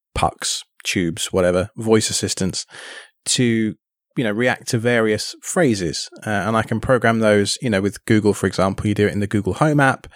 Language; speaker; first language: English; native; English